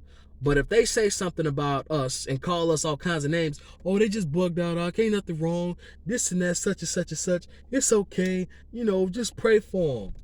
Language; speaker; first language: English; native; English